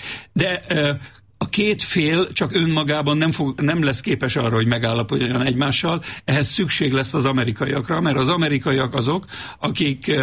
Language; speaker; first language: Hungarian; native; Hungarian